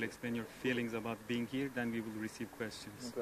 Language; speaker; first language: English; non-native, fluent; Turkish